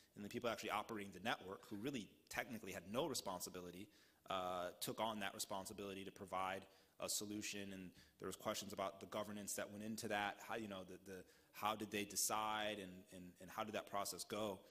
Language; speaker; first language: English; native; English